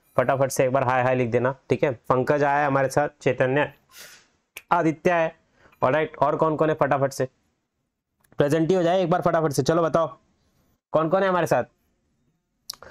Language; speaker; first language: Hindi; native; Hindi